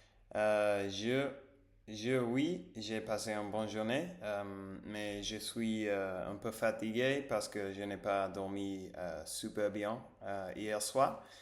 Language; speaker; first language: French; non-native, learner; English